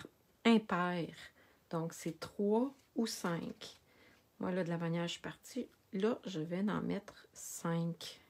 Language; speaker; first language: French; native; French